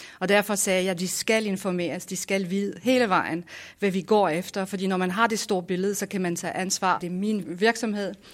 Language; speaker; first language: Danish; non-native, fluent; French